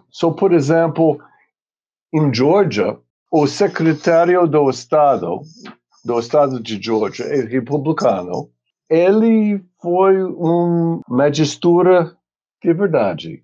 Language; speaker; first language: Portuguese; non-native, fluent; English